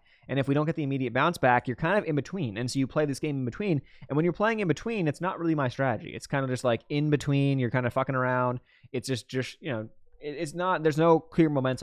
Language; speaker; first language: English; native; English